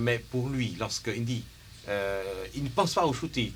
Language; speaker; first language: French; native; French